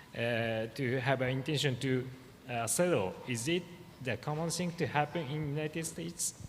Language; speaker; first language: English; non-native, fluent; Japanese